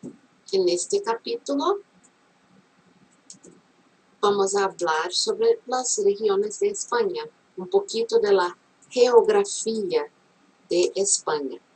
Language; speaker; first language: Spanish; non-native, fluent; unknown